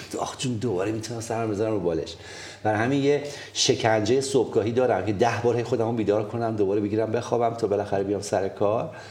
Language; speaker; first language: Persian; native; Persian